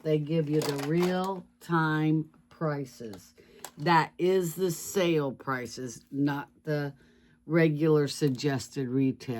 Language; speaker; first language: English; native; English